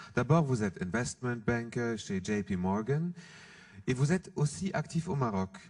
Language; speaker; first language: French; non-native, fluent; German